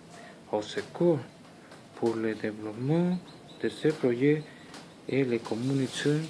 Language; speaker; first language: French; non-native, learner; Spanish